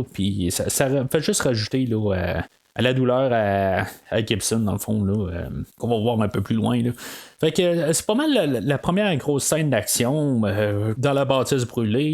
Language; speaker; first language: French; native; French